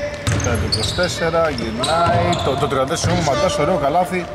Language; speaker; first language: Greek; native; Greek